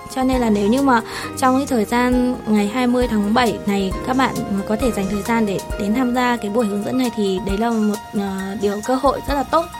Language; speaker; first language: Vietnamese; native; Vietnamese